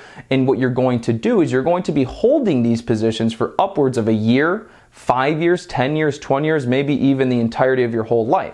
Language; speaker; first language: English; native; English